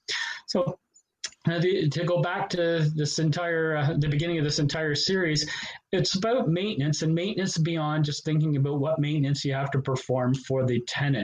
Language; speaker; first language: English; native; English